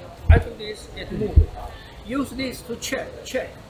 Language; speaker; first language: English; non-native, learner; Chinese